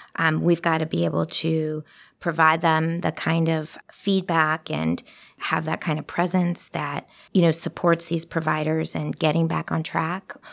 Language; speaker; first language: English; early bilingual, other home language; Spanish